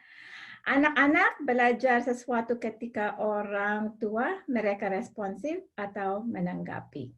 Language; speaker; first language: Indonesian; non-native, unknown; English